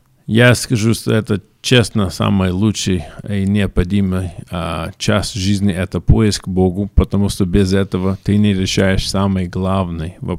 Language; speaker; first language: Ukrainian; non-native, learner; English